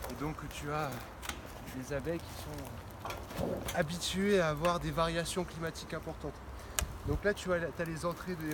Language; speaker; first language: French; native; French